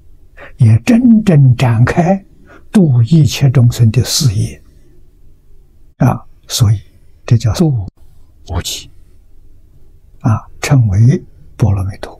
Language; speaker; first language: Chinese; native; Chinese